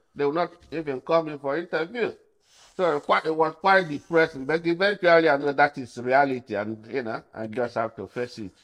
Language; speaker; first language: English; non-native, local second language; Igbo